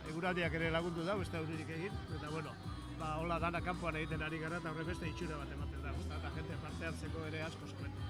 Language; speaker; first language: Basque; native; Basque